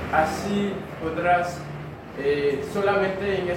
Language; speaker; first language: Spanish; non-native, fluent; Haitian Creole